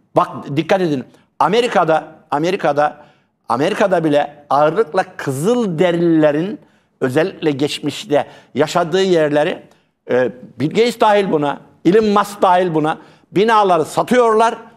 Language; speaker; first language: Turkish; native; Turkish